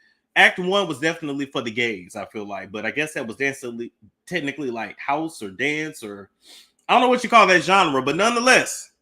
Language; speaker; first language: English; native; English